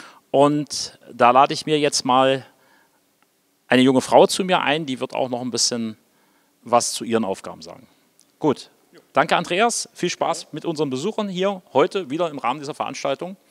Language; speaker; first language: German; native; German